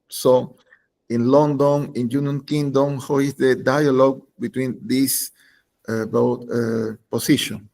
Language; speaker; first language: English; non-native, learner; Spanish